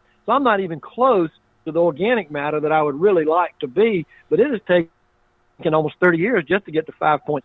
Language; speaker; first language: English; native; English